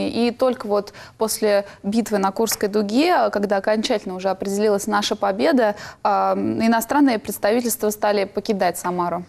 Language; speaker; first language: Russian; native; Russian